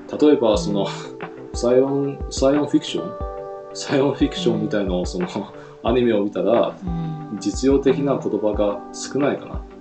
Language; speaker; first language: Japanese; non-native, fluent; Chinese